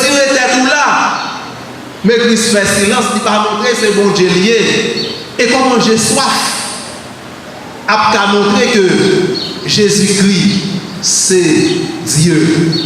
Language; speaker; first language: French; non-native, learner; Haitian Creole